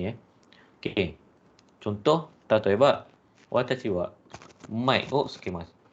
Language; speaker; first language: Japanese; non-native, fluent; Malay